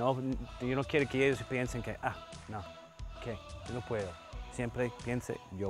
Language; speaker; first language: Spanish; non-native, learner; English